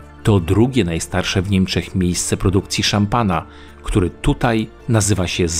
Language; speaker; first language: Polish; native; Polish